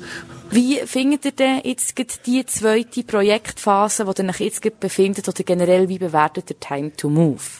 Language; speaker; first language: German; native; German